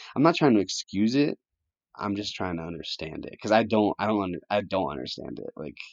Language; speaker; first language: English; early bilingual, other home language; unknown